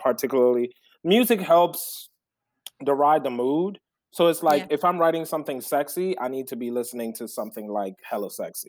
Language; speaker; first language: English; early bilingual, other home language; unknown